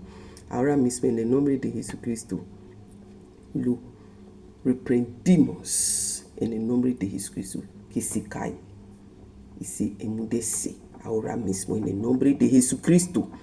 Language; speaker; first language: Spanish; non-native, fluent; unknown